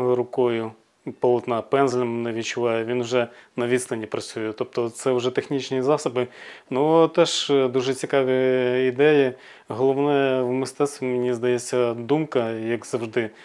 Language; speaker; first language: Ukrainian; native; Ukrainian